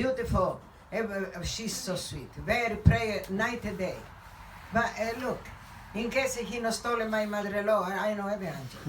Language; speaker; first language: English; non-native, learner; Italian